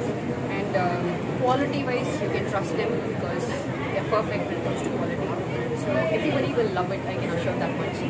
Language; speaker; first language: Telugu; non-native, learner; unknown